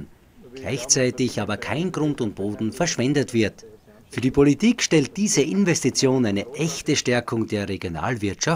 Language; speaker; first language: German; native; German